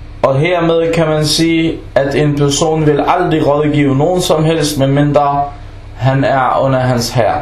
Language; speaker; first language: Danish; non-native, local second language; Arabic